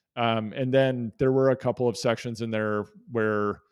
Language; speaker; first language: English; native; English